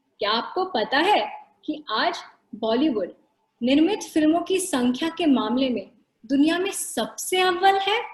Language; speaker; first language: Hindi; non-native, local second language; Marathi